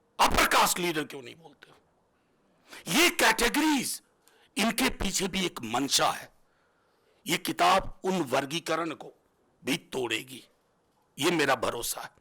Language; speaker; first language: Hindi; native; Hindi